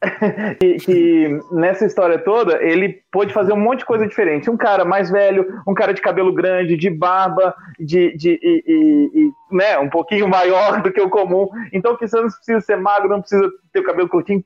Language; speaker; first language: Portuguese; native; Portuguese